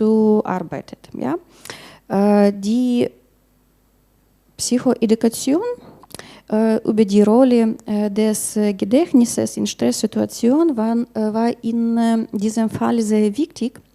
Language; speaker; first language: German; non-native, learner; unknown